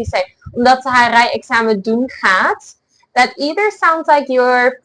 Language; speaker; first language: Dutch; non-native, fluent; English